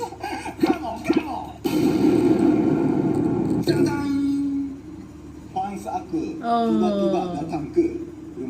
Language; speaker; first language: Indonesian; non-native, learner; Japanese